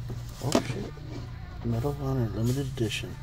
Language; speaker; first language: English; native; English